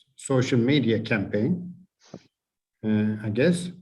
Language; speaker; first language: English; non-native, fluent; Turkish